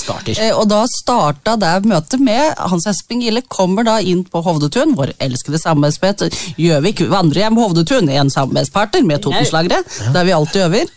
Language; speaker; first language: Norwegian; native; Norwegian